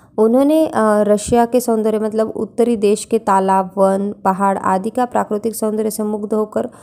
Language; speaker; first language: Hindi; non-native, local second language; Marathi